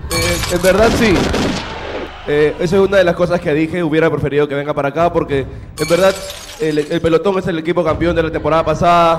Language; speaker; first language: Spanish; native; Spanish